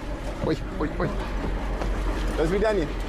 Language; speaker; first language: Russian; non-native, learner; English